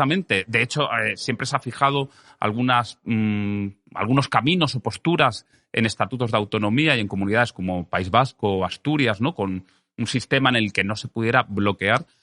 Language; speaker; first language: Spanish; native; Spanish